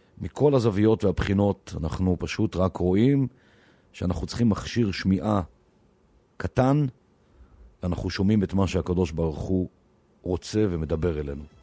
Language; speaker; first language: Hebrew; native; Hebrew